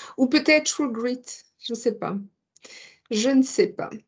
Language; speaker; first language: French; non-native, learner; English